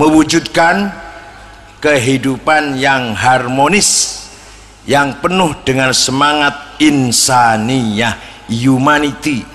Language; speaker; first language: Indonesian; native; Indonesian